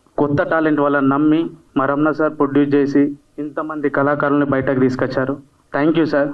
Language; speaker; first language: Telugu; native; Telugu